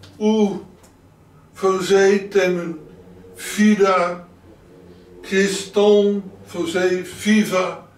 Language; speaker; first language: Portuguese; non-native, learner; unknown